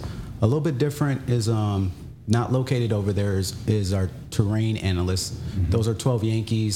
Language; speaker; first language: English; native; English